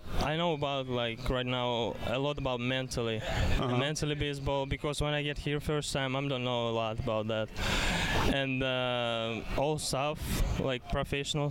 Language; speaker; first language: English; non-native, learner; Russian